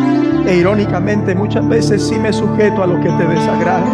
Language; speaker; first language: Spanish; native; Spanish